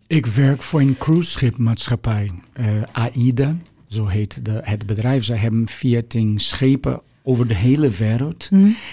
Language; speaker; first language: Dutch; non-native, fluent; Portuguese